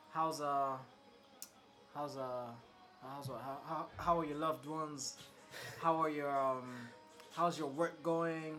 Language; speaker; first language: English; non-native, local second language; Swahili